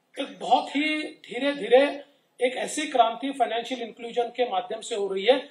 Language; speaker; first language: Hindi; non-native, local second language; Marathi